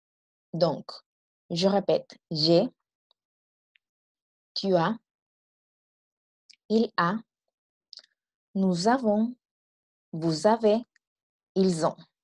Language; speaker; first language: French; non-native, fluent; Spanish